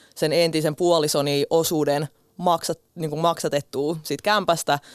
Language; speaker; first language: Finnish; early bilingual, other home language; Russian